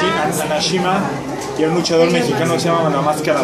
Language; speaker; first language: Spanish; native; Spanish